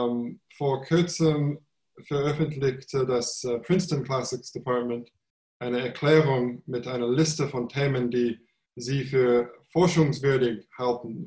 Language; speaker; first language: German; non-native, fluent; English